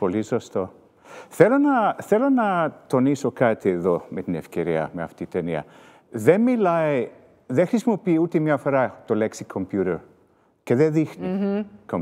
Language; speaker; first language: Greek; early bilingual, heritage; Greek